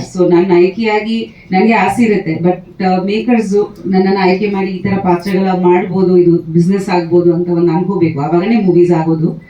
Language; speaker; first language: Kannada; non-native, fluent; Bangla